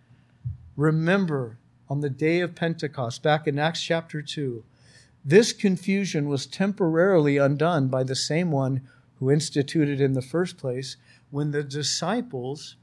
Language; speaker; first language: English; native; English